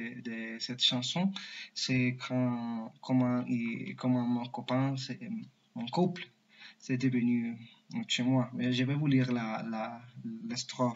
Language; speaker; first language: French; non-native, learner; Spanish